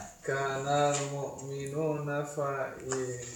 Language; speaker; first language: Arabic; non-native, learner; Indonesian